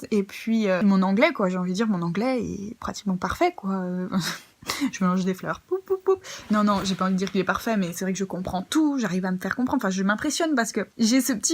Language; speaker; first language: French; native; French